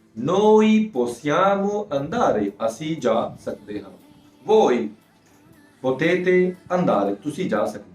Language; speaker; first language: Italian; non-native, fluent; Punjabi